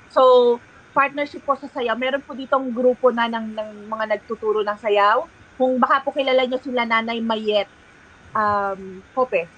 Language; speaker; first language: Filipino; native; Filipino